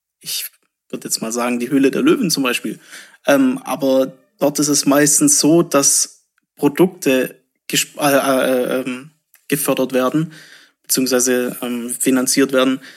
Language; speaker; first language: German; native; German